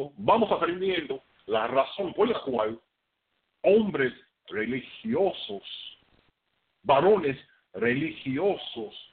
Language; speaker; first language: Spanish; non-native, fluent; English